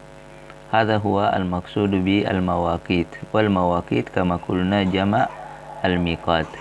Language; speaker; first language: Arabic; non-native, fluent; Indonesian